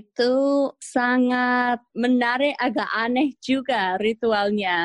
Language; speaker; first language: Indonesian; non-native, fluent; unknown